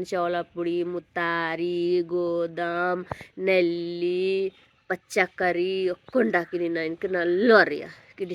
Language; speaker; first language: Malayalam; non-native, learner; Hindi